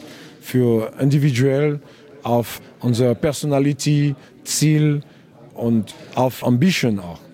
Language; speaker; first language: German; non-native, learner; French